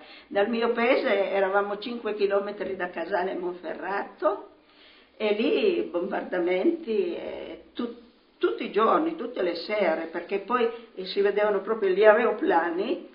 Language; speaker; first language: Italian; native; Italian